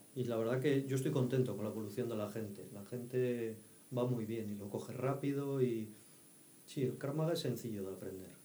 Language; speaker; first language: Spanish; native; Spanish